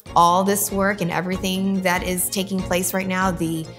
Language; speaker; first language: English; native; English